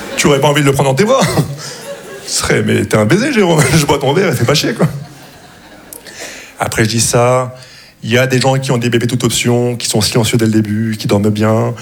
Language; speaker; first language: French; non-native, local second language; Arabic